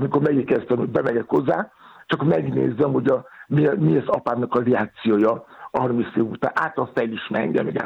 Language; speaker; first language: Hungarian; non-native, fluent; Yoruba